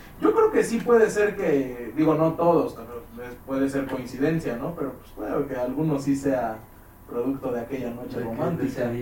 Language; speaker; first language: Spanish; native; Spanish